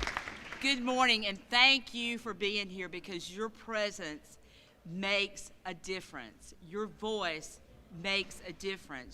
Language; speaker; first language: English; native; English